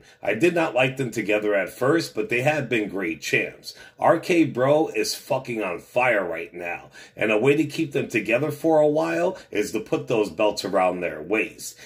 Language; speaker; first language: English; native; English